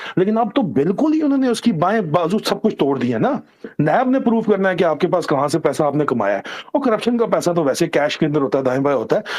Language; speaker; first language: Urdu; non-native, local second language; Punjabi